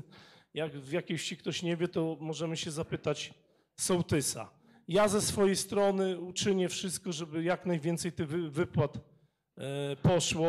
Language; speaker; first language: Polish; native; Polish